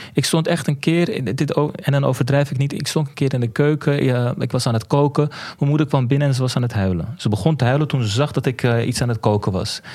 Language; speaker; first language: Dutch; early bilingual, other home language; Turkish